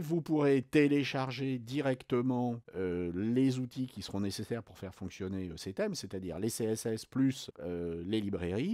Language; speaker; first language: French; native; French